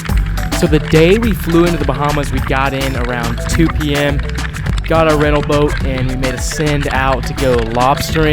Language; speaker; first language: English; native; English